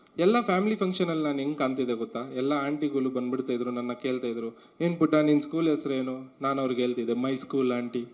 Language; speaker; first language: Kannada; non-native, local second language; Marwari